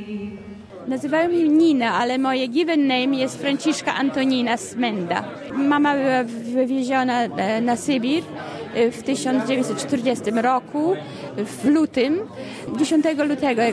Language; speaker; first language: Polish; early bilingual, heritage; Polish